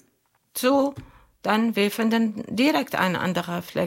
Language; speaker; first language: German; non-native, learner; Arabic